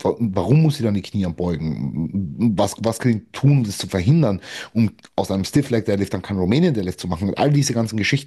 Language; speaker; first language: German; native; German